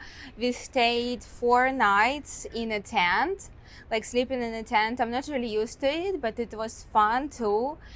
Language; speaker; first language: English; non-native, fluent; Russian